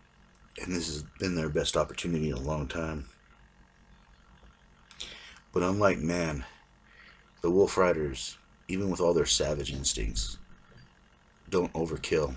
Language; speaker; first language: English; native; English